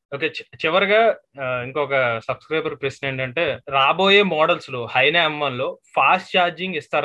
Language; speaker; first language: Telugu; native; Telugu